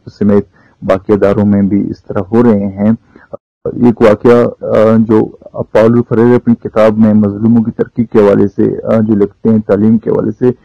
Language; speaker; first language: Urdu; non-native, local second language; Baluchi